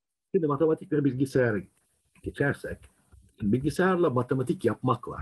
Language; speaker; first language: Turkish; native; Turkish